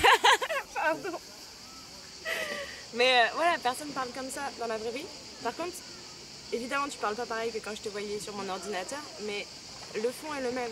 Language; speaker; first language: French; native; French